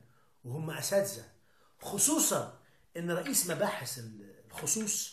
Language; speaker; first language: Arabic; native; Arabic